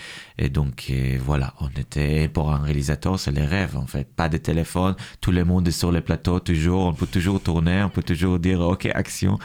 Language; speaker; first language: French; non-native, fluent; Hebrew